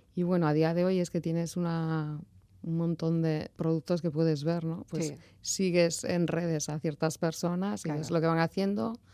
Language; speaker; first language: Spanish; native; Spanish